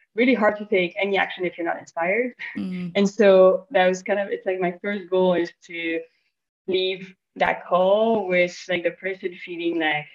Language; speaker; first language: English; non-native, fluent; French